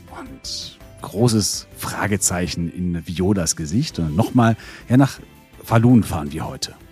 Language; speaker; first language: German; native; German